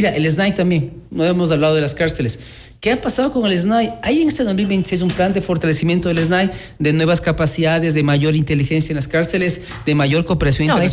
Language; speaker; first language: Spanish; native; Spanish